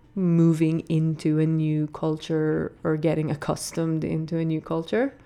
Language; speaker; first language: English; non-native, fluent; Hebrew